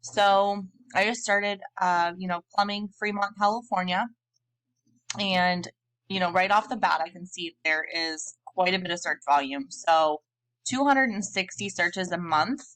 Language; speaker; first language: English; native; English